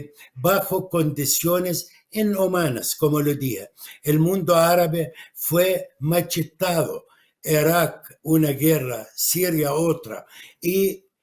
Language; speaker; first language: Spanish; non-native, fluent; Arabic